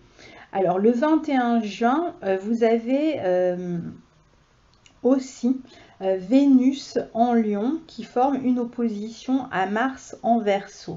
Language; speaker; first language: French; native; French